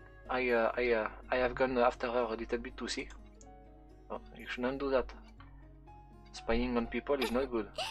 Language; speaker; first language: English; non-native, fluent; French